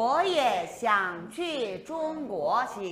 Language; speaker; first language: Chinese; non-native, fluent; Korean